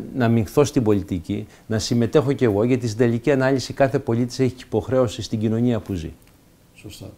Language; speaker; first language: Greek; early bilingual, heritage; Greek